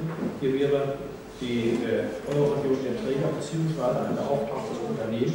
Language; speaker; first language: German; native; German